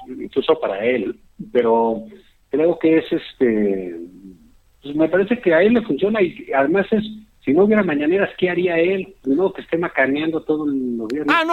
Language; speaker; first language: Spanish; native; Spanish